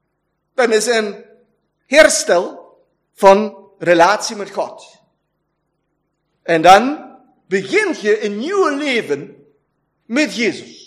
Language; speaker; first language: Dutch; non-native, fluent; German